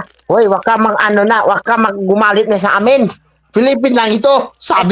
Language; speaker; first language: Filipino; non-native, learner; Indonesian